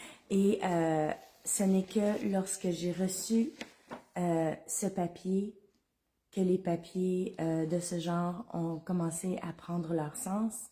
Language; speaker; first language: French; native; French